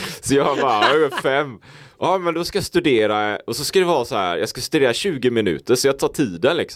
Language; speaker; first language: Swedish; native; Swedish